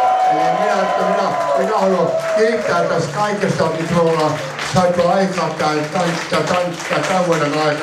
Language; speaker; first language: Finnish; native; Finnish